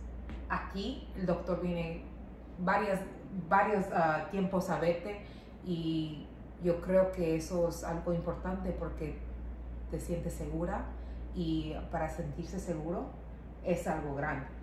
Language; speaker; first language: Spanish; non-native, local second language; English